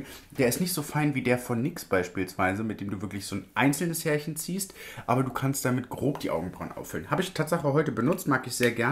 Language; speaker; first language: German; native; German